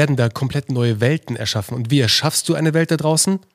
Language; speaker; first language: German; native; German